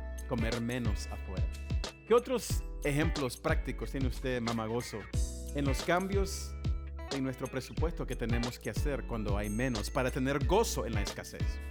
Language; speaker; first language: Spanish; early bilingual, other home language; English